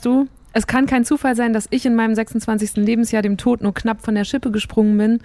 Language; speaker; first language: German; native; German